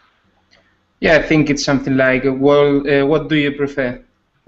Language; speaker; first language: English; non-native, learner; Spanish